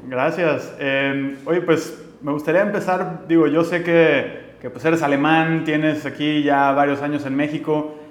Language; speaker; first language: Spanish; native; Spanish